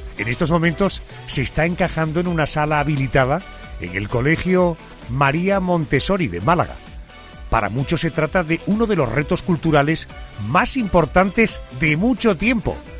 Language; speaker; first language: Spanish; native; Spanish